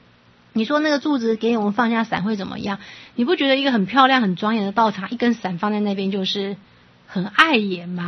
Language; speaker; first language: Chinese; native; Chinese